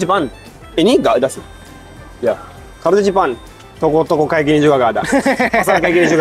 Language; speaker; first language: Indonesian; non-native, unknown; Japanese